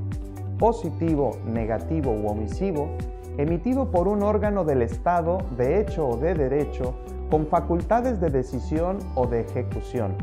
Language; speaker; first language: Spanish; native; Spanish